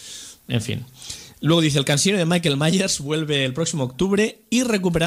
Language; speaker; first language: Spanish; native; Spanish